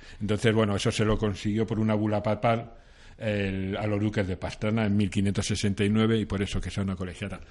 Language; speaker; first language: Spanish; native; Spanish